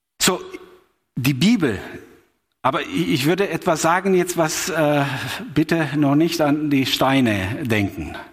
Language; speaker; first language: German; non-native, fluent; Albanian